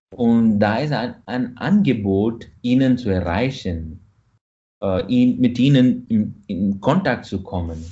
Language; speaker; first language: German; non-native, fluent; Malayalam